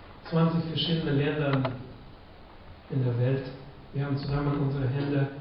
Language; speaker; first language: German; non-native, fluent; Russian